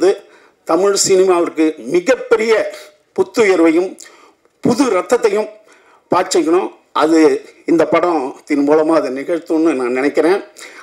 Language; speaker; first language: Tamil; native; Tamil